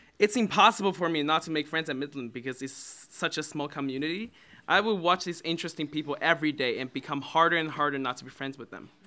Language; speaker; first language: English; non-native, fluent; Chinese